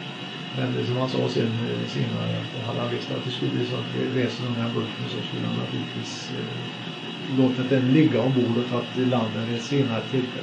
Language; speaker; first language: Swedish; native; Swedish